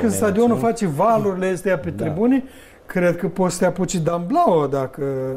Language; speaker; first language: Romanian; native; Romanian